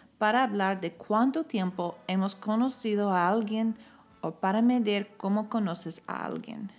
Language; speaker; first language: Spanish; non-native, fluent; English